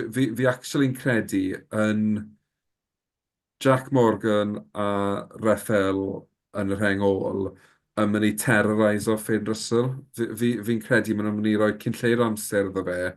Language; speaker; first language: Welsh; native; Welsh